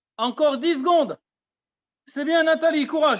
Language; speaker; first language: French; native; French